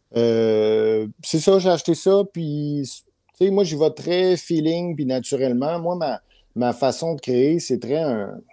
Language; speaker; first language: French; native; French